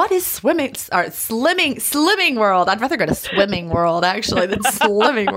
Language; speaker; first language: English; native; English